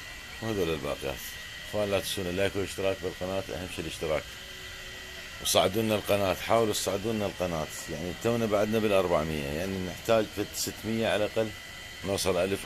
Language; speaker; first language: Arabic; native; Arabic